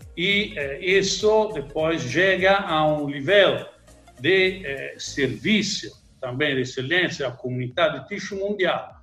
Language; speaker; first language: Portuguese; non-native, learner; Italian